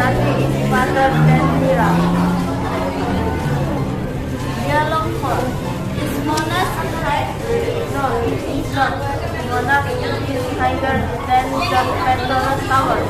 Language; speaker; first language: English; non-native, learner; Indonesian